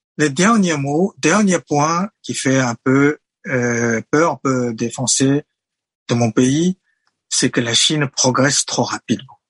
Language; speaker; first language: French; non-native, fluent; Chinese